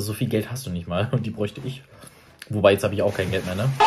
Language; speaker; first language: German; native; German